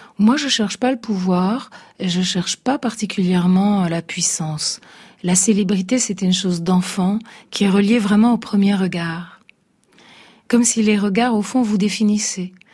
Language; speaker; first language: French; early bilingual, other home language; Italian